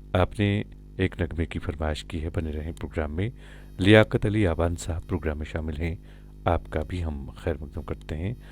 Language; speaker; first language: Hindi; non-native, local second language; Kashmiri